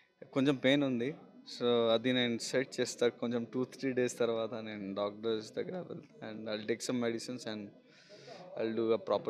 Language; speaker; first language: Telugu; non-native, local second language; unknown